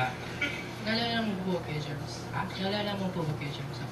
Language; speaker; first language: Filipino; non-native, learner; Japanese